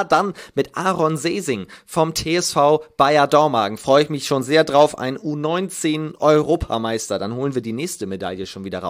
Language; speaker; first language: German; native; German